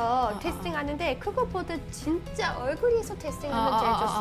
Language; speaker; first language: Korean; non-native, fluent; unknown